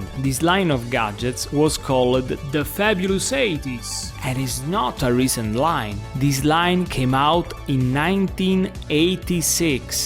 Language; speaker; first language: English; non-native, fluent; Italian